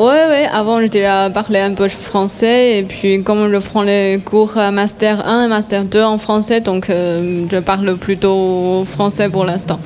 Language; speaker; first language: French; non-native, learner; Chinese